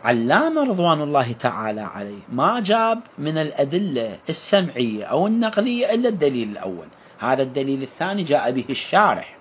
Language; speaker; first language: Arabic; native; Arabic